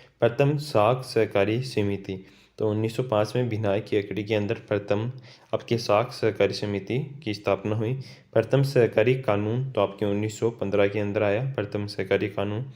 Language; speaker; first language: Hindi; native; Hindi